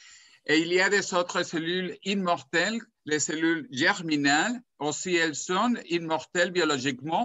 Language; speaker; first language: French; non-native, fluent; Spanish